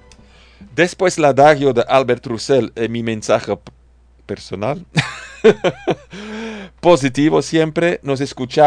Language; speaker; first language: Spanish; non-native, learner; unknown